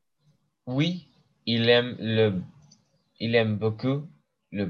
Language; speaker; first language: French; non-native, learner; English